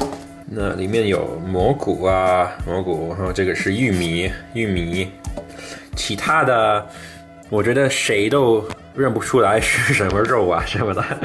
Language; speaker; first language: Chinese; non-native, fluent; English